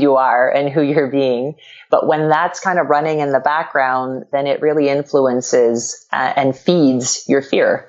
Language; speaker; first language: English; non-native, fluent; French